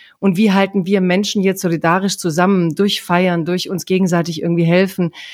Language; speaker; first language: German; early bilingual, other home language; Croatian